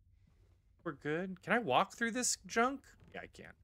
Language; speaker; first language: English; native; English